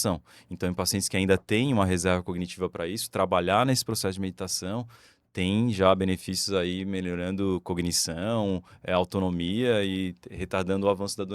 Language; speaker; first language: Portuguese; native; Portuguese